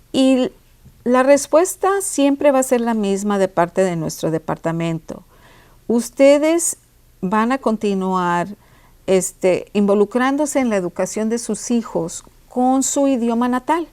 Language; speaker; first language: Spanish; early bilingual, heritage; Spanish